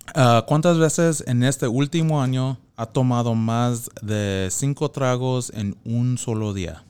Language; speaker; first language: Spanish; non-native, fluent; English